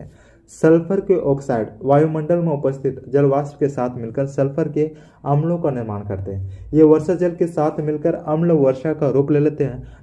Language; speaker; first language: Hindi; native; Hindi